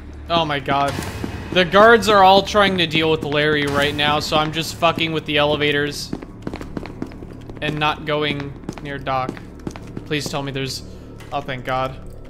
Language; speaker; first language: English; native; English